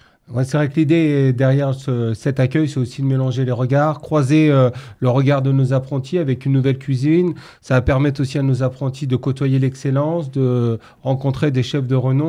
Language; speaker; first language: French; native; French